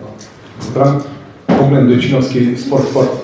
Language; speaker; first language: Macedonian; native; Macedonian